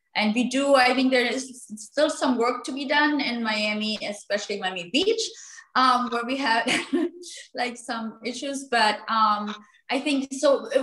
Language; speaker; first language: English; non-native, fluent; German